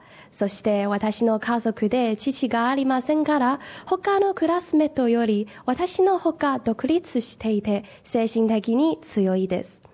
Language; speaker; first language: Japanese; non-native, learner; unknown